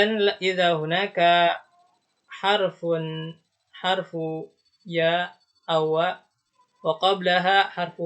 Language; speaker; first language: Arabic; non-native, learner; Indonesian